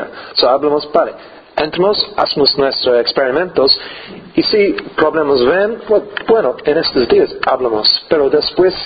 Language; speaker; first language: Spanish; non-native, learner; English